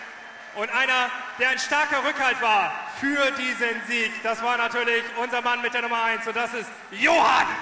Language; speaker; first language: German; native; German